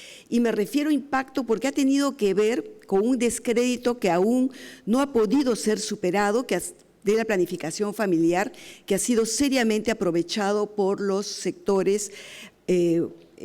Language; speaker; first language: Spanish; native; Spanish